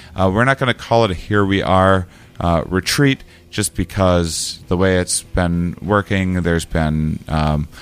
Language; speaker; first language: English; native; English